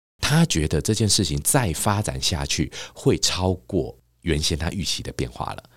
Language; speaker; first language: Chinese; native; Chinese